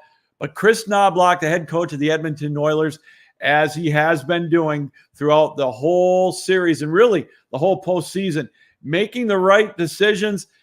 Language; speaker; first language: English; native; English